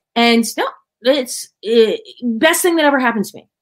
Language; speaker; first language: English; native; English